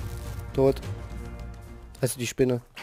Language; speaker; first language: German; native; German